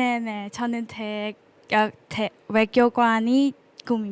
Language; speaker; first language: Korean; non-native, learner; Khmer